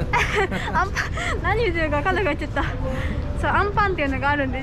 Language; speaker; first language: Japanese; native; Japanese